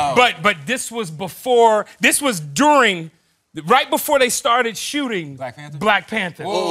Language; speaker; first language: English; native; English